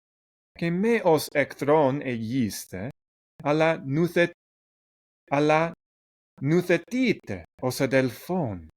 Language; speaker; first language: Greek; non-native, fluent; English